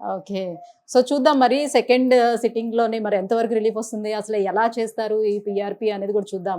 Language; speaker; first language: Telugu; native; Telugu